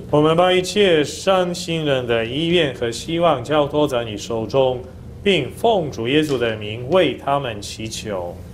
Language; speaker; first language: Chinese; non-native, fluent; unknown